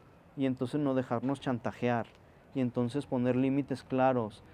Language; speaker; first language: Spanish; native; Spanish